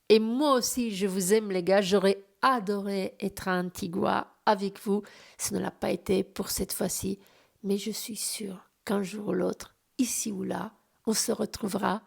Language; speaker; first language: French; native; French